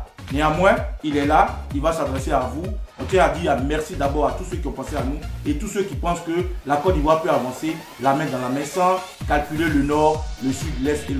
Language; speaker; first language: French; native; French